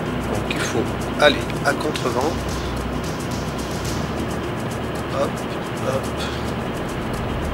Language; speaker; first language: French; native; French